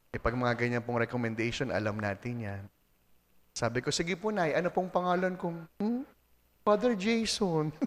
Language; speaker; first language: Filipino; native; Filipino